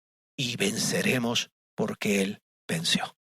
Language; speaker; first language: Spanish; native; Spanish